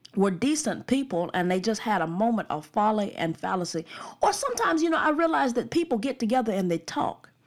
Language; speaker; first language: English; native; English